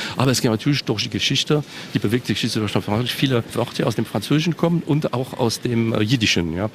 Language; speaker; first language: German; non-native, local second language; French